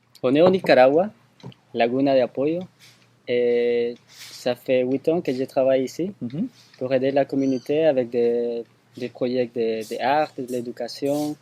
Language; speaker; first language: French; non-native, fluent; Spanish